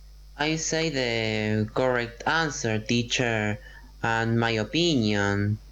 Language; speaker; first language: English; non-native, learner; Spanish